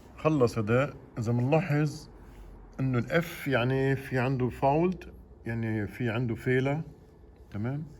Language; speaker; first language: Arabic; native; Arabic